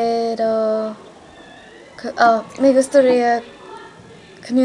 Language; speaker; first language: Spanish; non-native, learner; English